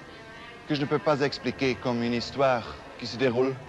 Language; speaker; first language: French; non-native, fluent; German